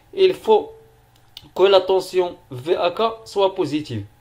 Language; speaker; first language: French; non-native, local second language; Arabic